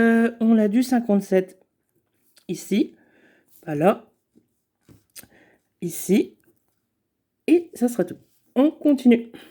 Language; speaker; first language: French; native; French